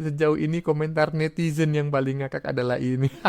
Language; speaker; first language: Indonesian; native; Indonesian